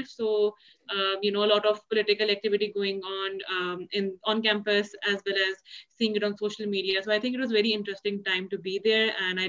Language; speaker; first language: English; non-native, local second language; Urdu